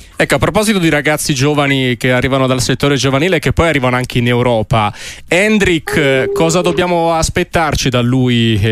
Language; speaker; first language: Italian; native; Italian